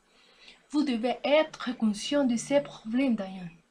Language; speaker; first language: French; non-native, learner; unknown